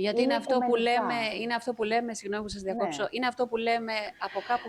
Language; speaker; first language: Greek; non-native, fluent; Albanian